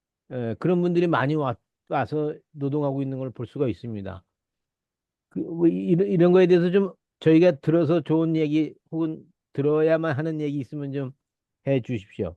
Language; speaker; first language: Korean; native; Korean